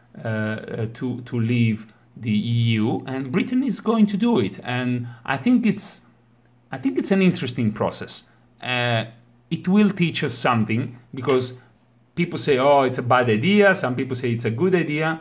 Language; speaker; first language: English; non-native, fluent; Italian